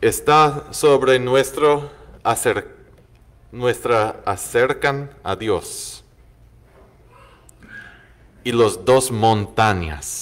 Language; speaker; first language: Spanish; non-native, fluent; English